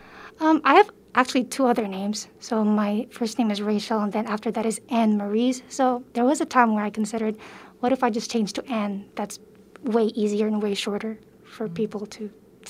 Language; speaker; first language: English; early bilingual, other home language; Filipino